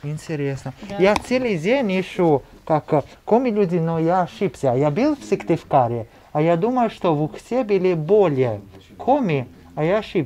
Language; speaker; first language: Russian; non-native, learner; Italian